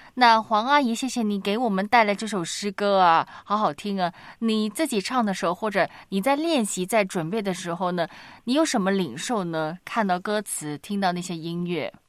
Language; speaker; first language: Chinese; non-native, local second language; Cantonese